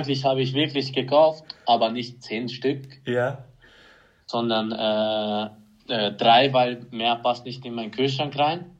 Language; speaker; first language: German; non-native, fluent; Hungarian